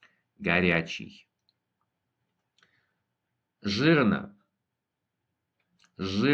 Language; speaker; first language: Russian; non-native, fluent; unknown